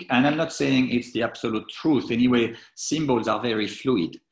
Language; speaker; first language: English; non-native, fluent; French